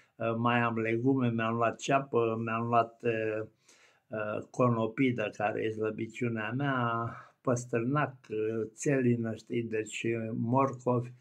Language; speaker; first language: Romanian; native; Romanian